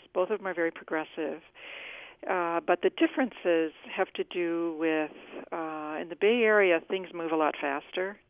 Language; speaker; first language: English; native; English